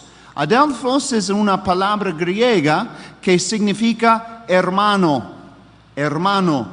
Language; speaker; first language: Spanish; non-native, fluent; English